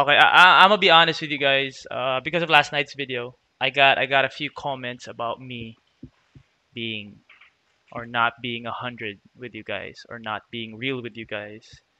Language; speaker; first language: English; non-native, local second language; Filipino